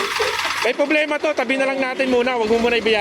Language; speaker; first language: Filipino; native; Filipino